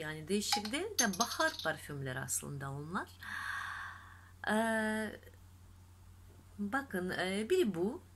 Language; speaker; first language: Turkish; non-native, fluent; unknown